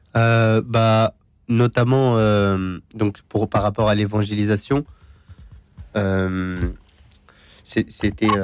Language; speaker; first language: French; early bilingual, other home language; Syriac